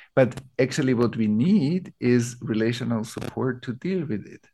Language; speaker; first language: English; non-native, fluent; German